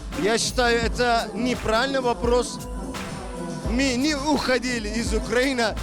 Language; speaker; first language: Russian; non-native, learner; Turkish